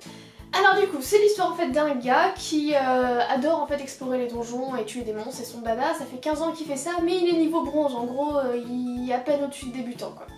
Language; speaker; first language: French; native; French